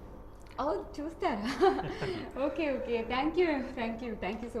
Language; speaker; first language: Telugu; non-native, learner; Tamil